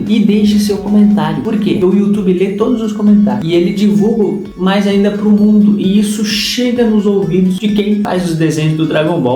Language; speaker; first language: Portuguese; native; Portuguese